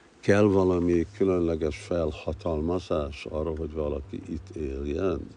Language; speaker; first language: Hungarian; early bilingual, heritage; Hungarian